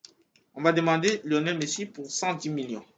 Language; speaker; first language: French; native; French